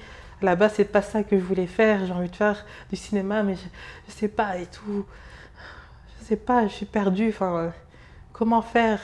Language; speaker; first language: French; early bilingual, other home language; Lingala